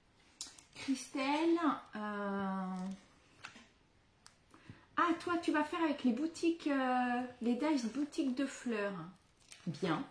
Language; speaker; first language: French; native; French